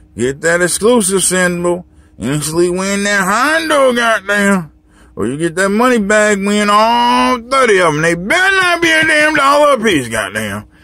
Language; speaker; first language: English; native; English